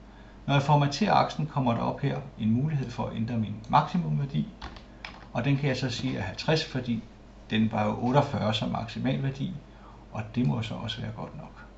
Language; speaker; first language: Danish; native; Danish